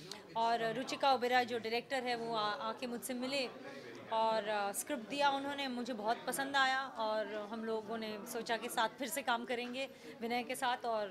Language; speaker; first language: Hindi; non-native, local second language; Bangla